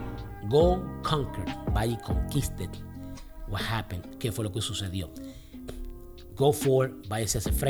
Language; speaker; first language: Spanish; early bilingual, heritage; Spanish